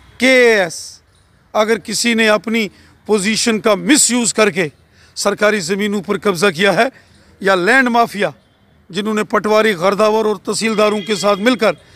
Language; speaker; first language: Hindi; non-native, local second language; Dogri